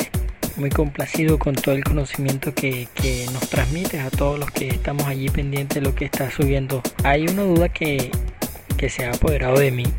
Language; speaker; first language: Spanish; native; Spanish